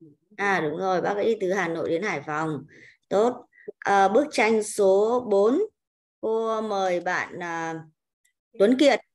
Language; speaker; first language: Vietnamese; native; Vietnamese